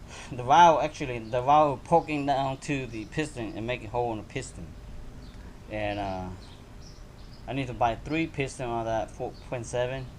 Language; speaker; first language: English; non-native, fluent; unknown